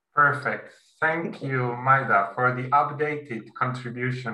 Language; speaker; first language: English; non-native, fluent; Slovenian